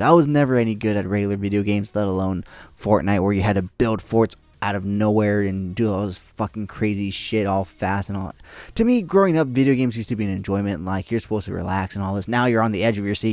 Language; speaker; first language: English; native; English